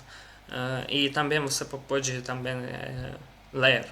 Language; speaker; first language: Portuguese; non-native, learner; Russian